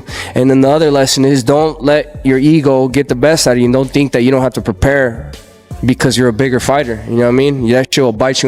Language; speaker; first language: English; native; English